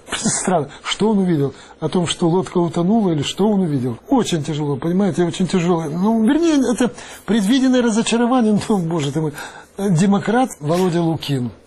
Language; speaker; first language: Russian; non-native, local second language; Ukrainian